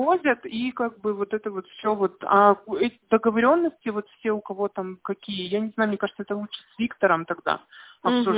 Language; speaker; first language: Russian; native; Russian